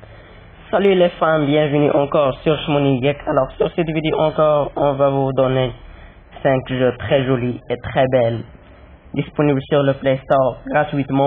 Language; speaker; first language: French; non-native, learner; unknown